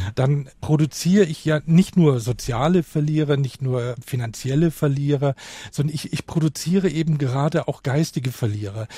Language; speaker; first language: German; native; German